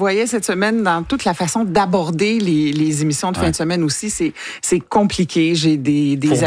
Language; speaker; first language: French; native; French